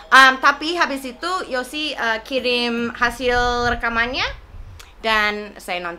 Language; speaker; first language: Indonesian; non-native, fluent; English